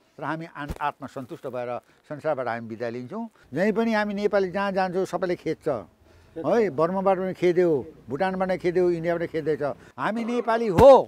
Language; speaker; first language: Nepali; native; Nepali